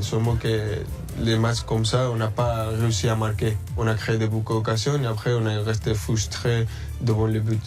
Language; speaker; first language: French; early bilingual, other home language; Spanish